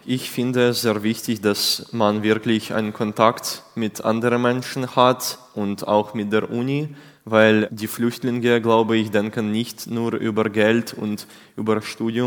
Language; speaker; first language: German; non-native, learner; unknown